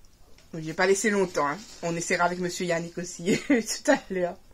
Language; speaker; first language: French; native; French